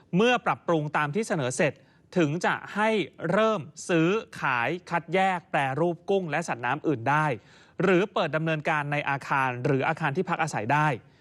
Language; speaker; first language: Thai; native; Thai